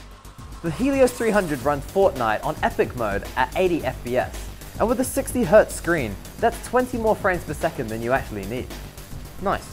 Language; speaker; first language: English; native; English